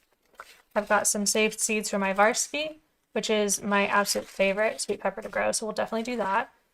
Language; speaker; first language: English; native; English